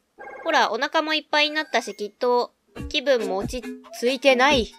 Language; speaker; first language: Japanese; native; Japanese